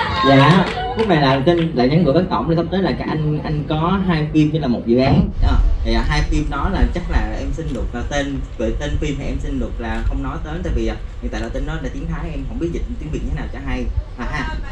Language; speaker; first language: Thai; non-native, fluent; Vietnamese